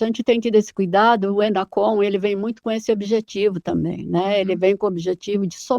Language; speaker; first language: Portuguese; native; Portuguese